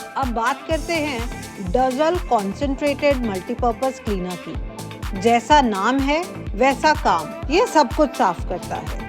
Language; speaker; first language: Hindi; non-native, local second language; Bangla